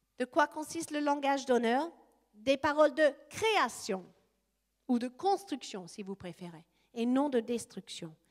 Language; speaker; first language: French; non-native, fluent; English